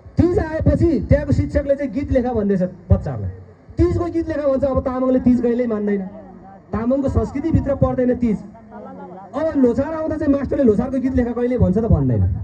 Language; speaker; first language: Nepali; non-native, local second language; Eastern Tamang